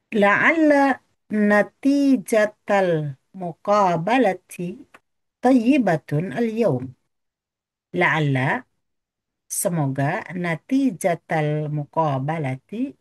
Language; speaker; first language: Arabic; non-native, fluent; Indonesian